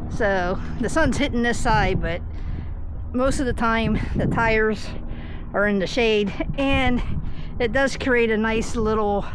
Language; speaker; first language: English; native; English